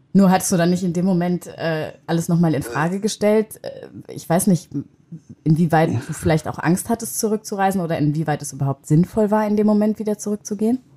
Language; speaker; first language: German; native; German